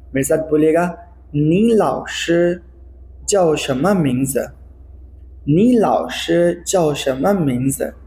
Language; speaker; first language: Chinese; non-native, fluent; Urdu